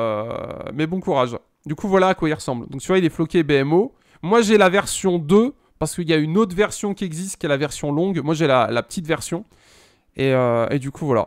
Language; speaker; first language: French; native; French